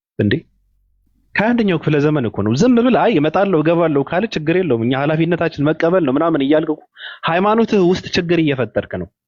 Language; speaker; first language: Amharic; native; Amharic